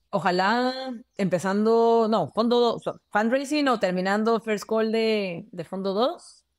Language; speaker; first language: Spanish; native; Spanish